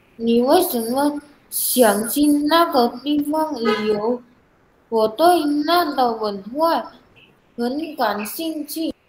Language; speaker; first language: Chinese; non-native, learner; Indonesian